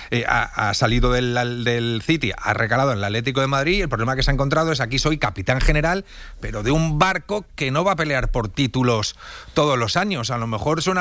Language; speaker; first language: Spanish; native; Spanish